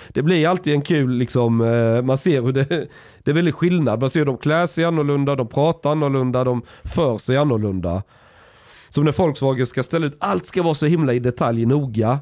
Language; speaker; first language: Swedish; native; Swedish